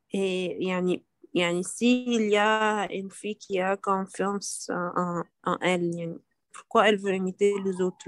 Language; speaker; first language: French; non-native, learner; Arabic